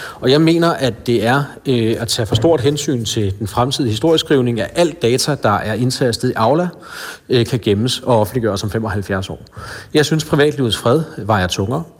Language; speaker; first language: Danish; native; Danish